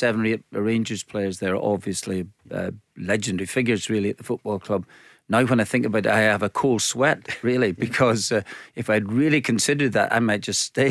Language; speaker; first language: English; native; English